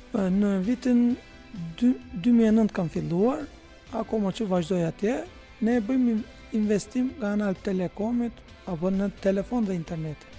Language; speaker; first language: Albanian; non-native, fluent; Turkish